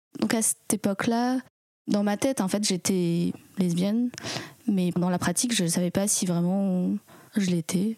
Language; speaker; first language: French; early bilingual, other home language; Chinese